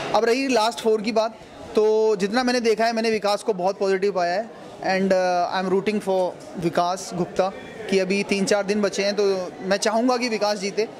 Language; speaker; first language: Hindi; native; Hindi